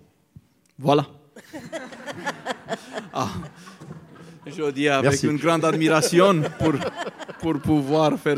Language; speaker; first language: French; non-native, fluent; Romanian